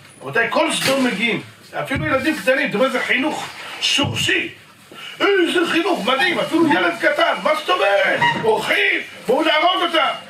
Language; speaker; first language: Hebrew; native; Hebrew